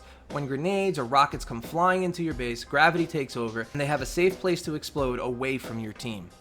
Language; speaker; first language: English; native; English